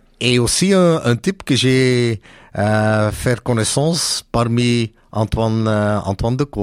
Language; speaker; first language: French; non-native, local second language; Dutch